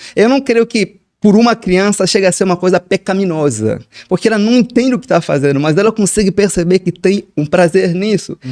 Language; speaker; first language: Portuguese; native; Portuguese